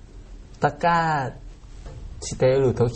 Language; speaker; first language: Japanese; non-native, learner; Thai